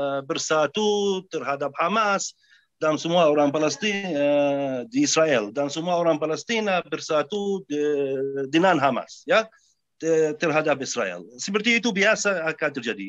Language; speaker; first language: Indonesian; non-native, fluent; Arabic